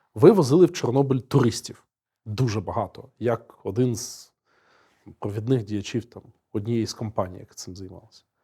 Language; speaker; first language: Ukrainian; native; Ukrainian